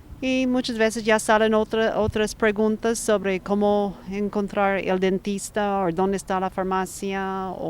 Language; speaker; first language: Spanish; non-native, fluent; English